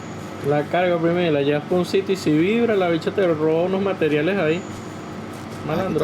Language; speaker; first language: Spanish; native; Spanish